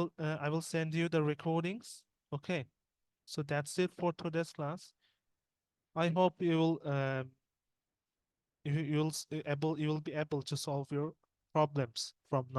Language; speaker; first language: English; non-native, fluent; Bangla